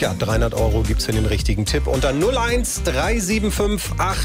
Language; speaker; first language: German; native; German